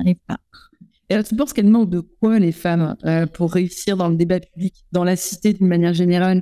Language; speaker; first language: French; native; French